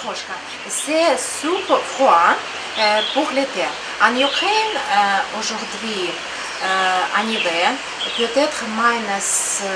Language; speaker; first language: French; non-native, learner; Ukrainian